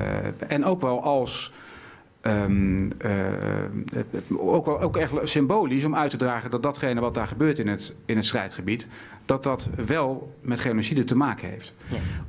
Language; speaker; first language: Dutch; native; Dutch